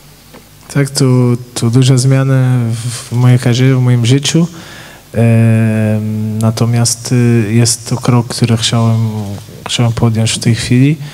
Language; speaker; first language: Polish; non-native, fluent; Portuguese